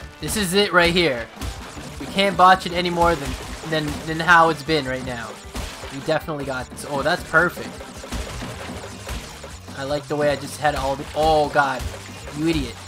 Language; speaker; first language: English; native; English